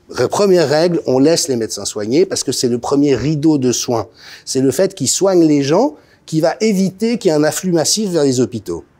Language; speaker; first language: French; native; French